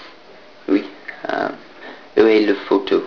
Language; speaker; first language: French; non-native, learner; English